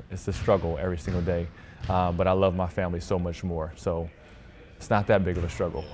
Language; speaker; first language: English; native; English